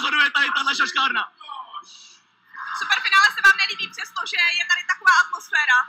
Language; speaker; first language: Czech; native; Czech